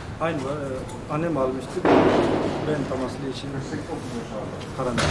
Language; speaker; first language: Turkish; non-native, learner; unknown